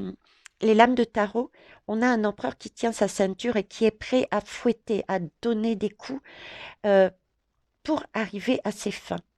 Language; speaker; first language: French; native; French